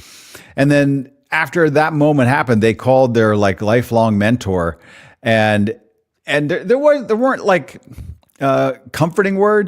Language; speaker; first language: English; native; English